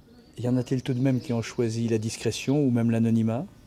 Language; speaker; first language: French; native; French